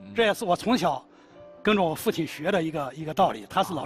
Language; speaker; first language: Chinese; native; Chinese